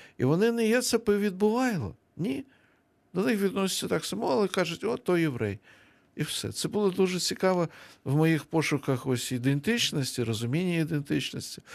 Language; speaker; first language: Ukrainian; non-native, local second language; Russian